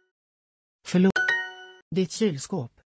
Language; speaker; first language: Swedish; non-native, learner; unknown